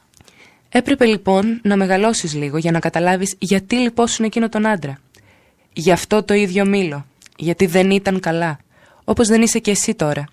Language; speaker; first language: Greek; native; Greek